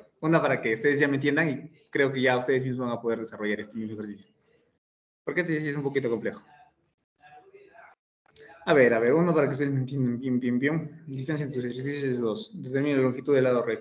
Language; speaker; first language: Spanish; native; Spanish